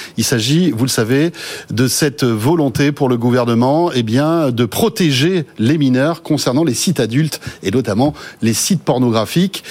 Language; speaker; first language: French; native; French